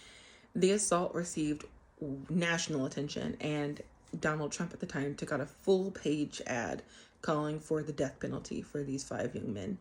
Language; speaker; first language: English; native; English